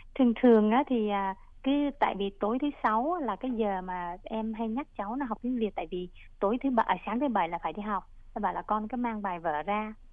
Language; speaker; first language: Vietnamese; native; Vietnamese